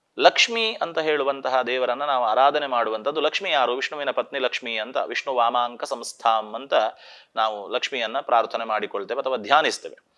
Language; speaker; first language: Kannada; non-native, local second language; Tulu